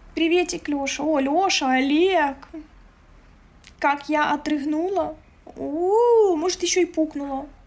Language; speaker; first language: Russian; non-native, local second language; Ukrainian